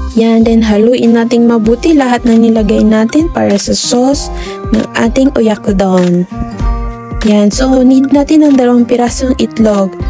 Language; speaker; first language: Filipino; native; Filipino